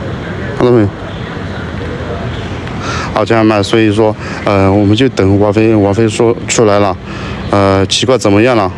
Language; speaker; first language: Chinese; native; Chinese